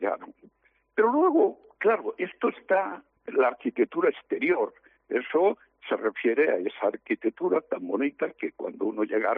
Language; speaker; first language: Spanish; native; Spanish